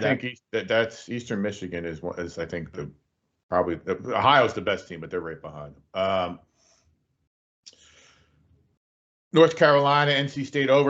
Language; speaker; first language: English; native; English